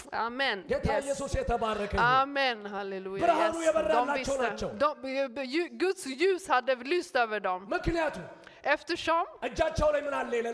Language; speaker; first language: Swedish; non-native, fluent; Amharic